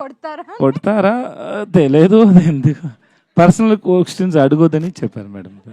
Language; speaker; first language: Telugu; non-native, learner; Tamil